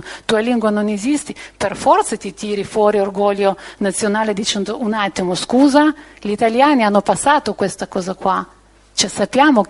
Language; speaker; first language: Italian; non-native, fluent; Ukrainian